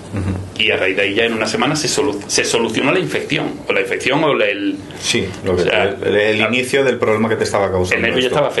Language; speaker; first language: Spanish; native; Spanish